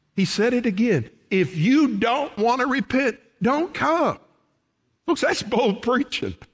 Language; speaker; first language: English; native; English